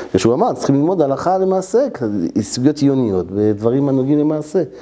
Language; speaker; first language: Hebrew; early bilingual, heritage; French